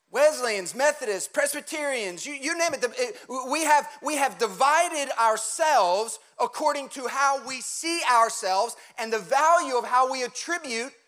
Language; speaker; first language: English; early bilingual, other home language; German